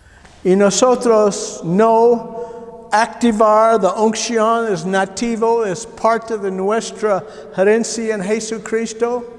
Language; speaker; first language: Spanish; non-native, learner; English